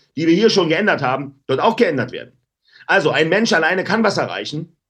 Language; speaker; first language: German; native; German